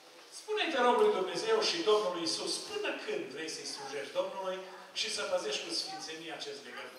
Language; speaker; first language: Romanian; native; Romanian